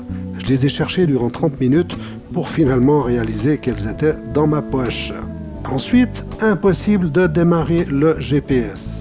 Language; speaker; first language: French; native; French